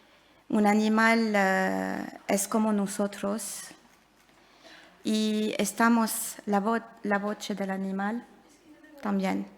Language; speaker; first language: Spanish; non-native, learner; French